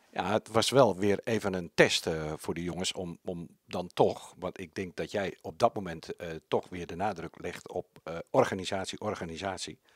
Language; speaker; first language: Dutch; native; Dutch